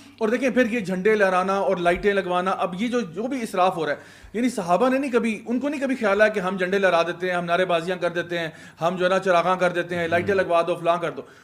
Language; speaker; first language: Urdu; native; Urdu